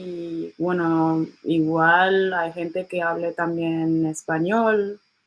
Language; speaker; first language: Spanish; non-native, learner; English